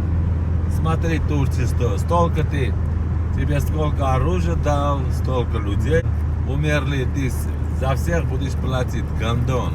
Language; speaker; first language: Russian; non-native, learner; Armenian